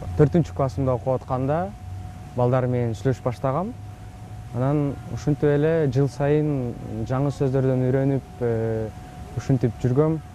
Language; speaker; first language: Kyrgyz; non-native, local second language; Russian